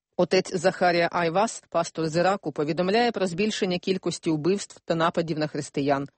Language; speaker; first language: Ukrainian; native; Ukrainian